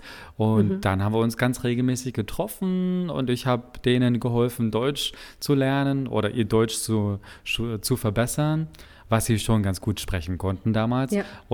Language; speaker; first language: German; native; German